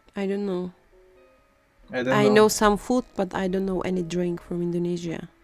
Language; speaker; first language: English; non-native, learner; Turkish